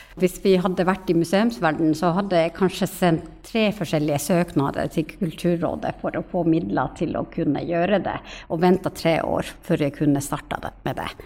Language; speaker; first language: Norwegian; non-native, fluent; Finnish